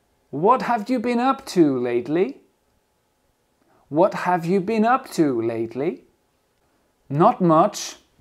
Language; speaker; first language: English; non-native, fluent; French